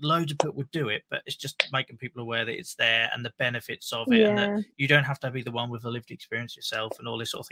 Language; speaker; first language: English; native; English